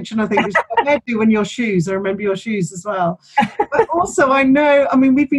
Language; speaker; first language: English; native; English